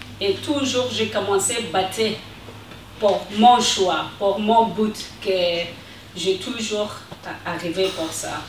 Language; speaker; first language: French; non-native, learner; Persian